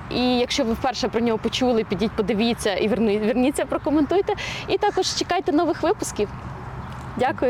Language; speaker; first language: Ukrainian; native; Ukrainian